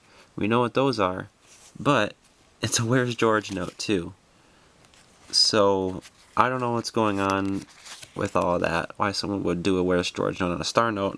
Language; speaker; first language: English; native; English